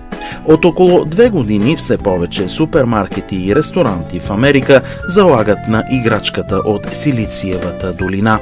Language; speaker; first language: Bulgarian; native; Bulgarian